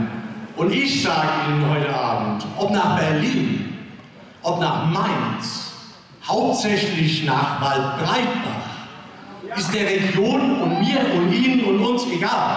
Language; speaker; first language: German; native; German